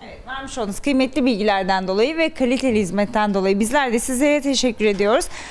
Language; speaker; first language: Turkish; native; Turkish